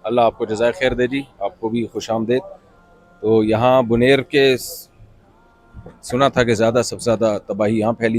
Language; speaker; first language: Urdu; native; Urdu